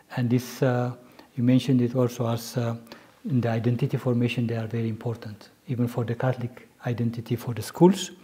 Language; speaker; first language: English; non-native, local second language; Amharic